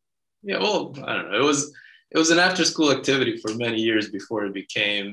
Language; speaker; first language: English; early bilingual, other home language; Hebrew